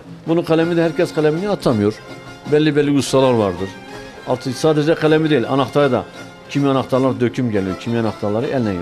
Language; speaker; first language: Turkish; native; Turkish